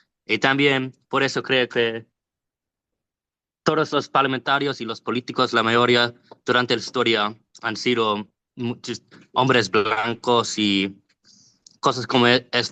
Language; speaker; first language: Spanish; non-native, learner; English